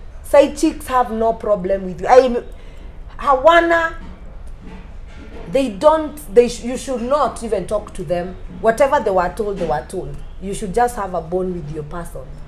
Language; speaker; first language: English; non-native, local second language; Swahili